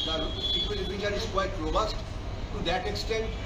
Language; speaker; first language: English; non-native, local second language; Bangla